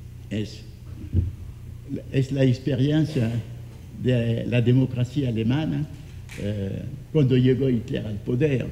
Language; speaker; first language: Spanish; non-native, fluent; French